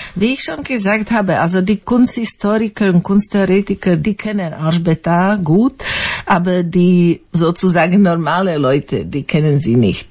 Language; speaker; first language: German; non-native, fluent; Slovak